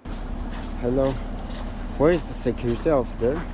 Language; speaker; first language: English; non-native, learner; Armenian